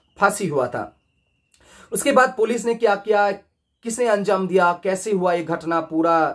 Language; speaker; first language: Hindi; non-native, local second language; Bangla